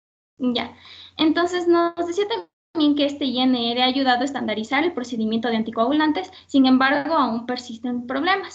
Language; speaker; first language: Spanish; native; Spanish